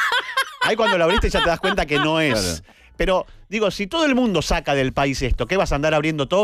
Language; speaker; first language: Spanish; native; Spanish